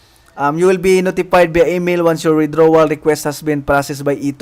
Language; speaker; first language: English; non-native, local second language; Filipino